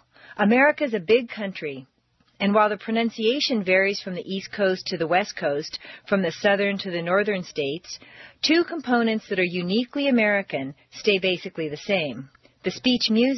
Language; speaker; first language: English; native; English